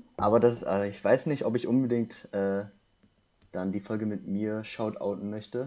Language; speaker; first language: German; early bilingual, other home language; Korean